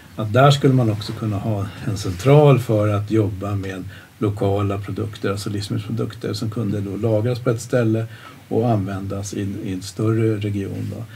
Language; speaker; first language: Swedish; native; Swedish